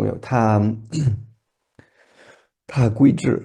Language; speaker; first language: Chinese; non-native, learner; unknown